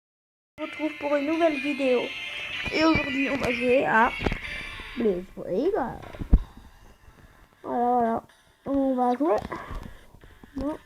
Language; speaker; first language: French; native; French